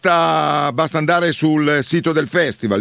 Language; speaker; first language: Italian; native; Italian